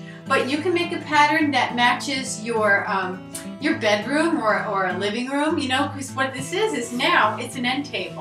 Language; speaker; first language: English; native; English